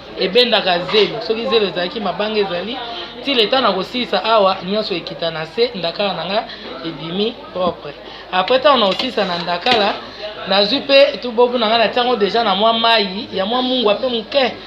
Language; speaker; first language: Lingala; non-native, local second language; Luba-Lulua